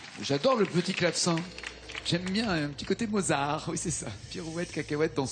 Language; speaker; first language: French; native; French